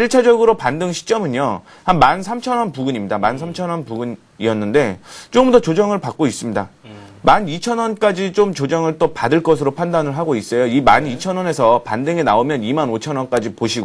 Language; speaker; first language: Korean; native; Korean